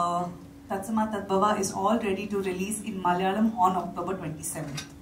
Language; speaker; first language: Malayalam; non-native, fluent; Kannada